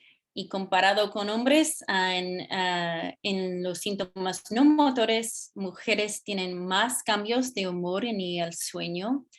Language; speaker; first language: Spanish; non-native, fluent; English